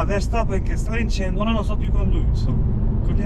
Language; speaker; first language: Italian; non-native, fluent; Albanian